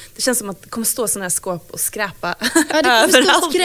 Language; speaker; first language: Swedish; non-native, fluent; English